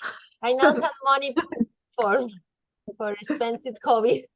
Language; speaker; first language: English; non-native, learner; Spanish